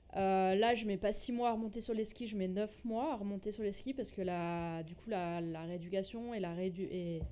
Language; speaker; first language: French; native; French